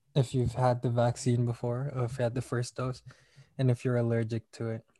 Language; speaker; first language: English; non-native, local second language; Malay